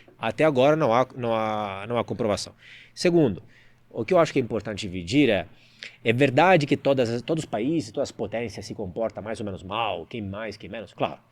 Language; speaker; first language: Portuguese; non-native, fluent; Italian